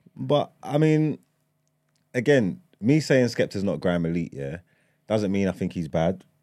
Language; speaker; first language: English; native; English